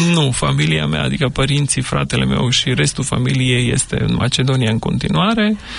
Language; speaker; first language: Romanian; non-native, fluent; Macedonian